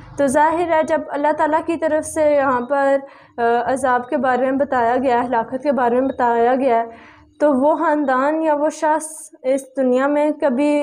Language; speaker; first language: Urdu; native; Urdu